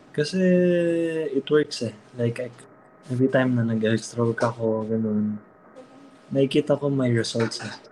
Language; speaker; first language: Filipino; early bilingual, heritage; Filipino